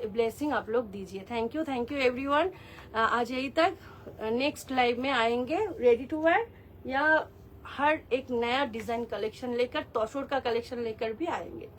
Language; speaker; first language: Hindi; non-native, local second language; Bangla